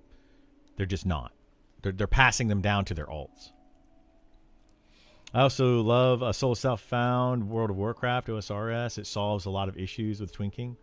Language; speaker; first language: English; native; English